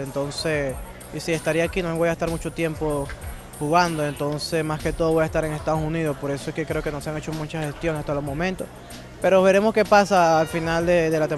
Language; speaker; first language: Spanish; native; Spanish